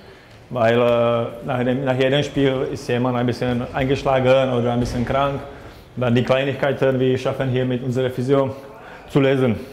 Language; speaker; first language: German; non-native, fluent; Czech